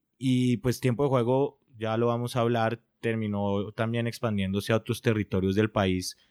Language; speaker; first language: Spanish; native; Spanish